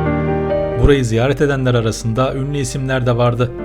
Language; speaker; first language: Turkish; native; Turkish